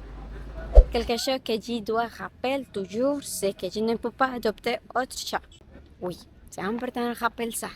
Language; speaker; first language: French; non-native, learner; Spanish